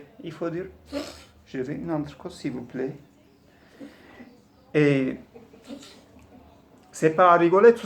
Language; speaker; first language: French; non-native, fluent; Turkish